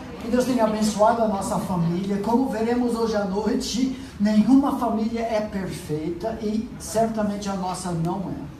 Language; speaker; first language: Portuguese; non-native, fluent; English